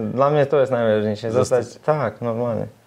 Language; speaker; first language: Polish; non-native, learner; Serbian